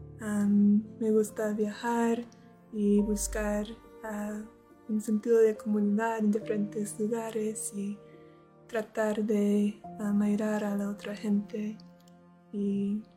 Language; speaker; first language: Spanish; non-native, learner; English